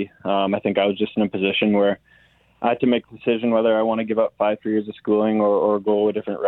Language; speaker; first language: English; native; English